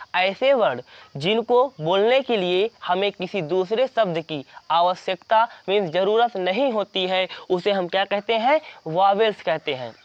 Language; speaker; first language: Hindi; native; Hindi